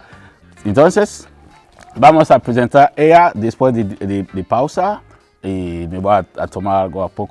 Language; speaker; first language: Spanish; non-native, learner; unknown